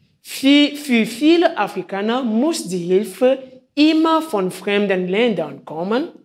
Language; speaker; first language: German; non-native, fluent; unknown